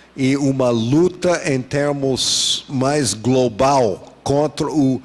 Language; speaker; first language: Portuguese; non-native, fluent; English